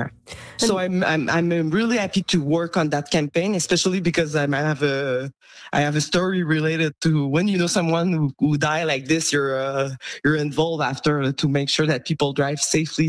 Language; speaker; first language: English; non-native, local second language; French